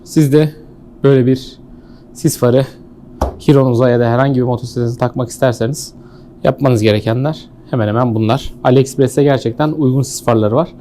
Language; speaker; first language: Turkish; native; Turkish